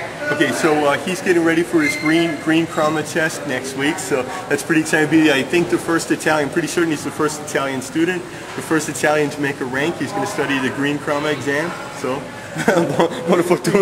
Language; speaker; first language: English; early bilingual, other home language; Italian